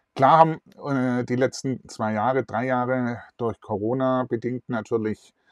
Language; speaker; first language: German; native; German